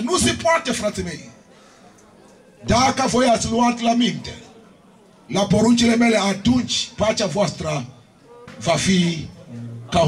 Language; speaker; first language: Romanian; non-native, learner; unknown